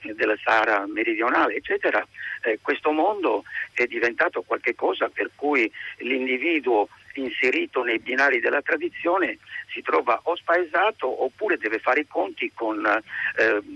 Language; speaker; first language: Italian; native; Italian